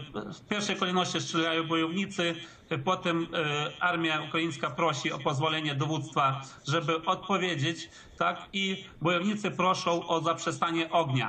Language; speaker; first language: Polish; early bilingual, heritage; Polish